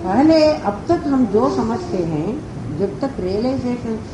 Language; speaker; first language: Hindi; non-native, local second language; Telugu